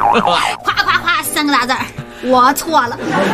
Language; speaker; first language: Chinese; native; Chinese